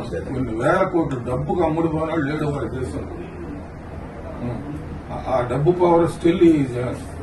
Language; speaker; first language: Telugu; native; Telugu